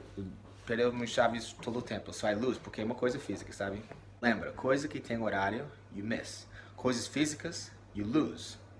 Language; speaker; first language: Portuguese; non-native, learner; English